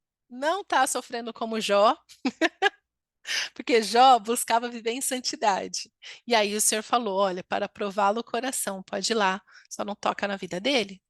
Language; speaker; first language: Portuguese; native; Portuguese